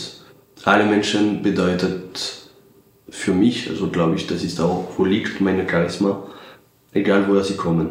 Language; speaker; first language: German; non-native, fluent; French